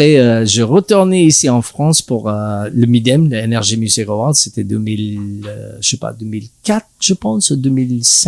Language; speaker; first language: French; non-native, learner; English